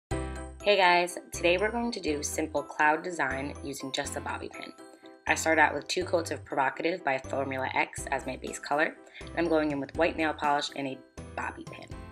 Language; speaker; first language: English; native; English